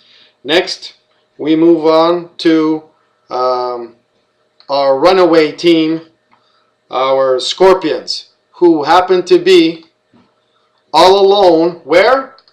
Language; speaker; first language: English; native; English